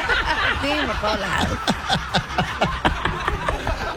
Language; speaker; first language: Spanish; native; Spanish